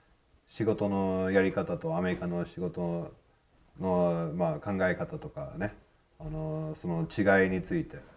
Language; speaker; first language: Japanese; non-native, fluent; English